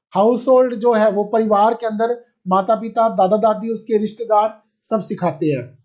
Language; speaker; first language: Hindi; non-native, local second language; Punjabi